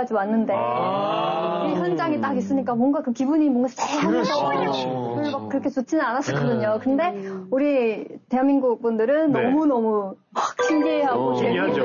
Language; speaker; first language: Korean; native; Korean